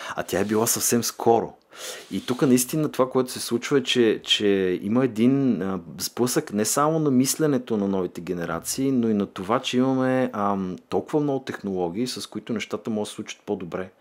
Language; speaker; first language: Bulgarian; native; Bulgarian